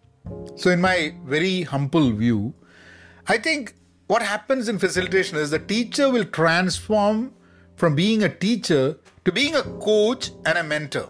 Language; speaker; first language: English; non-native, local second language; Malayalam